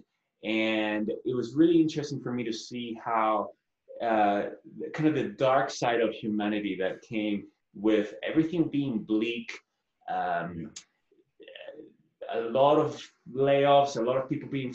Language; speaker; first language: English; non-native, fluent; Spanish